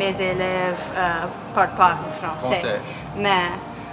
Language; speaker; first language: French; non-native, local second language; English